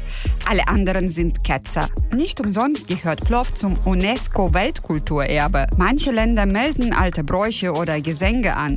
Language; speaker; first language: German; non-native, fluent; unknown